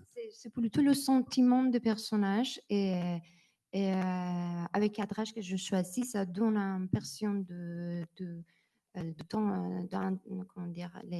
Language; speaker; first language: French; non-native, learner; Persian